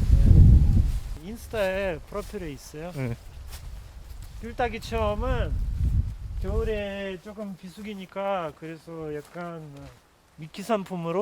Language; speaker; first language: Korean; non-native, fluent; Russian